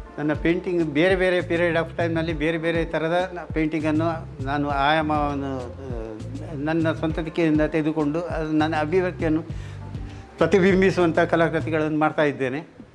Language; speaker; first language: Kannada; native; Kannada